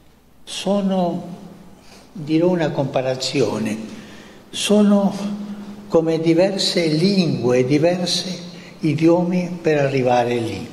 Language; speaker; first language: Italian; non-native, fluent; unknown